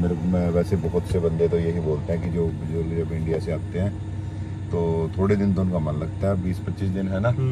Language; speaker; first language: Hindi; native; Hindi